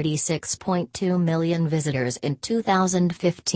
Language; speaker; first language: English; non-native, local second language; Urdu